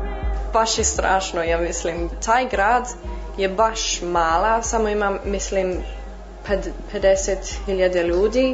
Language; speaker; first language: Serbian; early bilingual, heritage; English